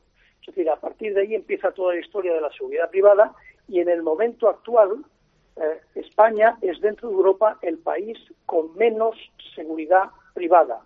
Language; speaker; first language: Spanish; native; Spanish